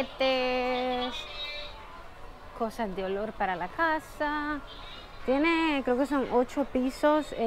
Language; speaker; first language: Spanish; early bilingual, heritage; Spanish